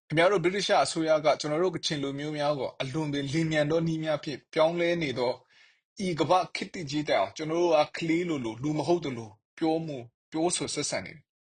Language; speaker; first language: Burmese; non-native, local second language; Kachin